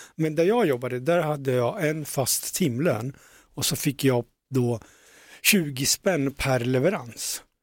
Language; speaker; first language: Swedish; early bilingual, other home language; Punjabi